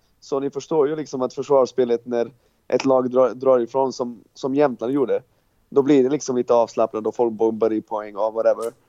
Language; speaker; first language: Swedish; non-native, fluent; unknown